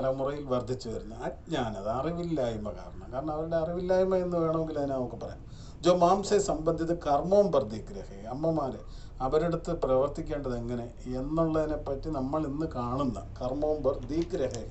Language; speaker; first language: Malayalam; native; Malayalam